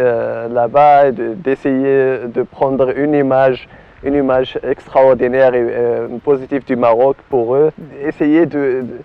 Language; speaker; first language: French; non-native, learner; Arabic